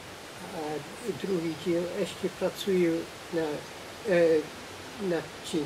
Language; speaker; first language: Czech; non-native, learner; English